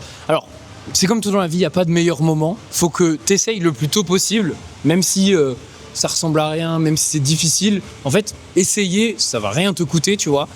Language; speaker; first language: French; native; French